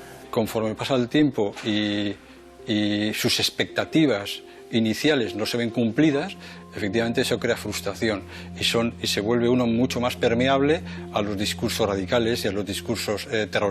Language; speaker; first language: Spanish; native; Spanish